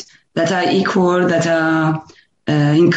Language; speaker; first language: English; non-native, fluent; French